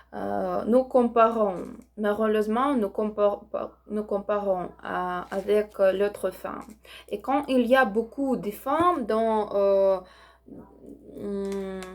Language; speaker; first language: French; non-native, learner; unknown